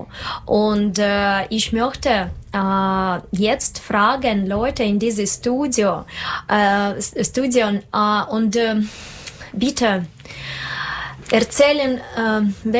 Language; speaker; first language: German; non-native, learner; Russian